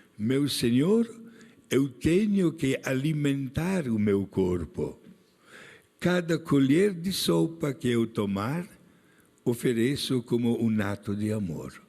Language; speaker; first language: Portuguese; non-native, fluent; Italian